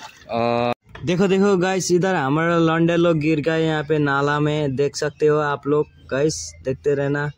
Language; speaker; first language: Hindi; non-native, local second language; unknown